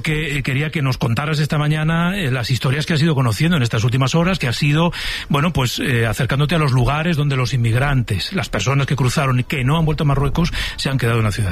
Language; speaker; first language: Spanish; native; Spanish